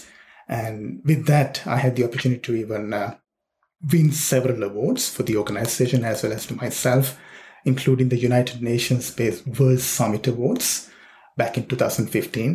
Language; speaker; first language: English; non-native, local second language; Sinhala